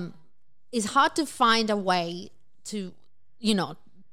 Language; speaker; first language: English; non-native, fluent; Italian